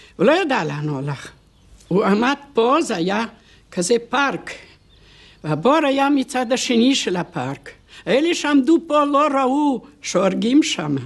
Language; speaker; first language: Hebrew; non-native, fluent; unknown